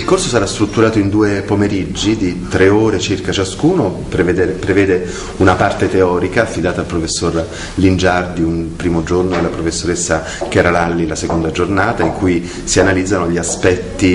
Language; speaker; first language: Italian; native; Italian